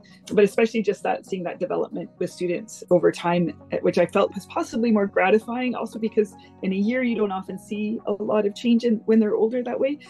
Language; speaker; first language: English; native; English